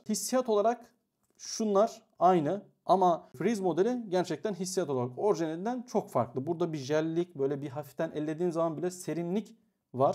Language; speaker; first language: Turkish; native; Turkish